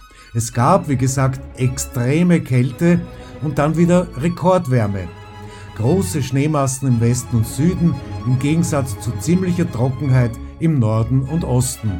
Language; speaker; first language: German; native; German